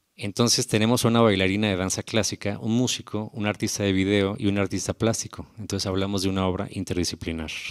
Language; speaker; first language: Spanish; native; Spanish